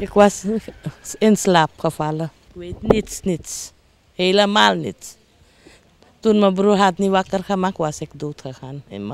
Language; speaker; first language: Dutch; non-native, local second language; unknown